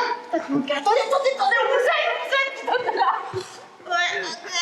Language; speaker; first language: French; native; French